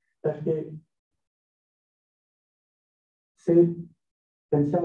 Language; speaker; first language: Italian; non-native, learner; French